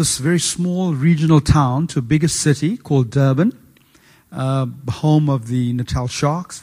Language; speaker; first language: English; native; English